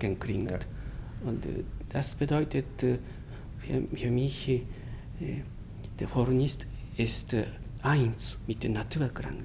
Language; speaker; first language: German; non-native, learner; Japanese